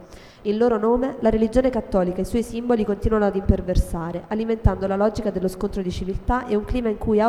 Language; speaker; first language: Italian; native; Italian